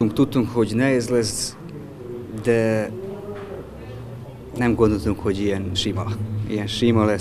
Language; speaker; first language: Hungarian; non-native, fluent; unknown